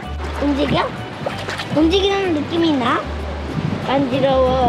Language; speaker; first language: Korean; native; Korean